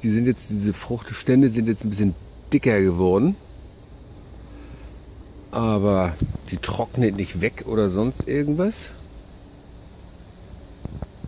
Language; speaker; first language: German; native; German